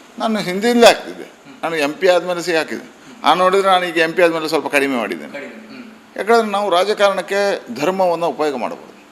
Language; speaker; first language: Kannada; non-native, local second language; Tulu